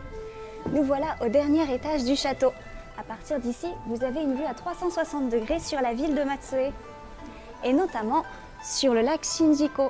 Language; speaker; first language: French; native; French